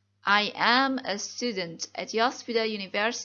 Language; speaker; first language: English; non-native, fluent; Indonesian